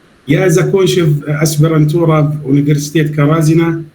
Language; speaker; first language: Ukrainian; non-native, learner; Arabic